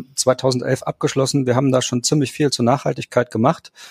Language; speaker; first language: German; native; German